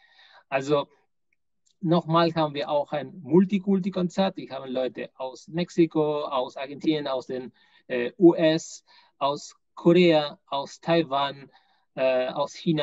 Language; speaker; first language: German; non-native, fluent; Spanish